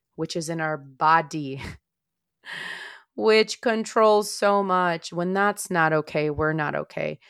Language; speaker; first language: English; non-native, fluent; Romanian